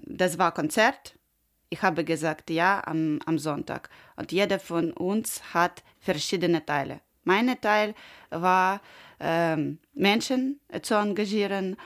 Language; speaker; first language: German; non-native, learner; Ukrainian